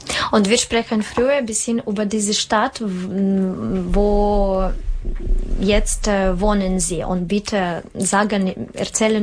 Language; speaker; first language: German; non-native, learner; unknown